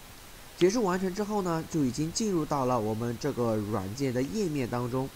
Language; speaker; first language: Chinese; native; Chinese